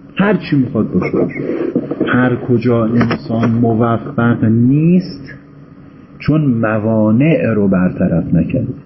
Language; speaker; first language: Persian; native; Persian